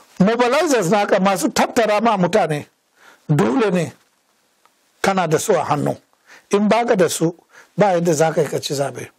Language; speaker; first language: Hausa; non-native, local second language; Fula